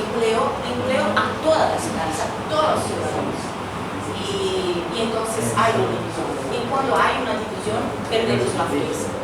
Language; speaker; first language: Spanish; non-native, fluent; Portuguese